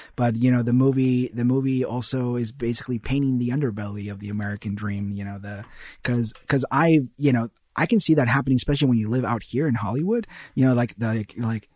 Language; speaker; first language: English; early bilingual, heritage; Spanish